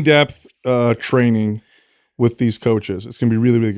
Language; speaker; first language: English; native; English